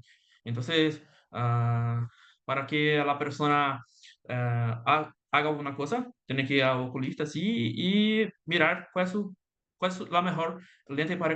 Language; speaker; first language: Spanish; non-native, learner; Portuguese